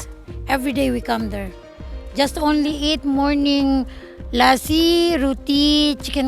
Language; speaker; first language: English; non-native, learner; Japanese